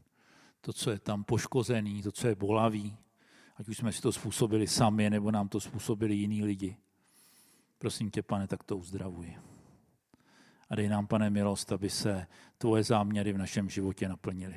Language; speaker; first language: Czech; native; Czech